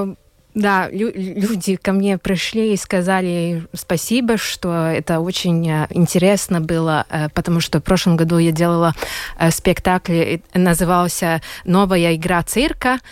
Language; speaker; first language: Russian; non-native, local second language; Latvian